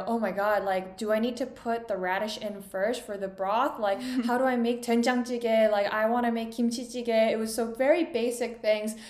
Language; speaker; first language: English; non-native, fluent; Korean